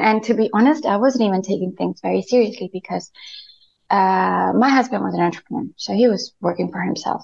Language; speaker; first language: English; non-native, fluent; Spanish